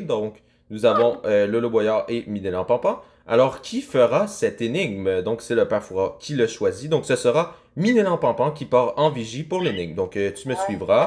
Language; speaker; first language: French; native; French